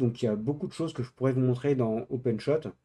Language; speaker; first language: French; native; French